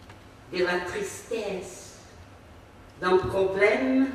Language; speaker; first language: French; non-native, fluent; Portuguese